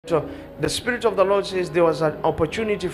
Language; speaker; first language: English; non-native, fluent; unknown